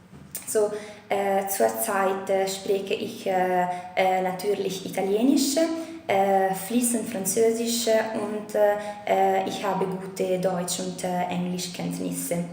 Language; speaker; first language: German; non-native, fluent; Italian